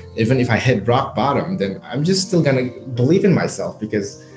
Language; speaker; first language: English; non-native, fluent; Indonesian